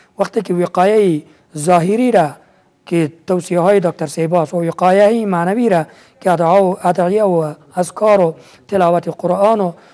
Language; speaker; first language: Persian; native; Persian